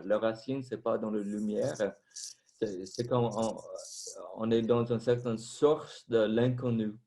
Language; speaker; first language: French; non-native, fluent; Vietnamese